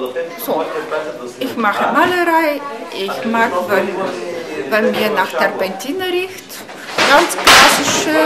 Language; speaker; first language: German; non-native, fluent; Bulgarian